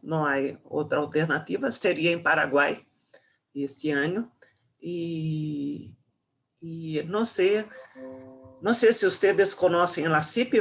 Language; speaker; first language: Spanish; non-native, fluent; Portuguese